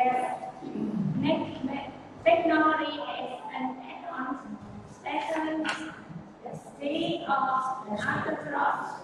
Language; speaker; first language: English; non-native, learner; Vietnamese